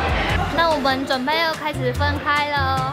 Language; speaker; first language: Chinese; native; Chinese